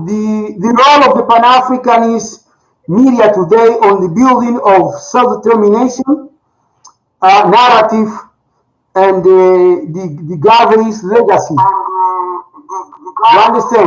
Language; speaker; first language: English; non-native, learner; Spanish